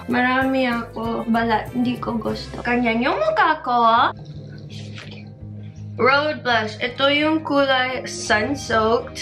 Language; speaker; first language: Filipino; non-native, learner; English